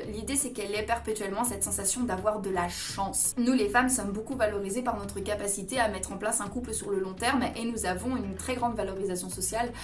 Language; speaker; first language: French; native; French